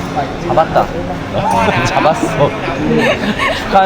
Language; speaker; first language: Korean; native; Korean